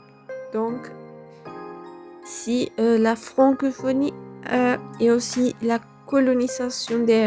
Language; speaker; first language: French; non-native, fluent; Spanish